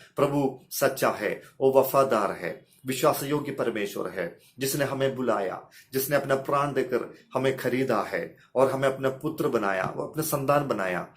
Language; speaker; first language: Hindi; non-native, local second language; Malayalam